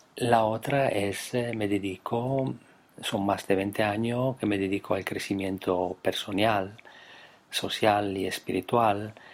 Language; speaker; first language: Spanish; non-native, fluent; Italian